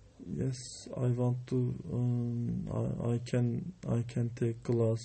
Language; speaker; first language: English; non-native, learner; Turkish